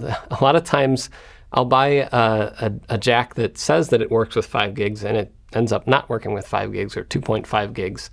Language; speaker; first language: English; native; English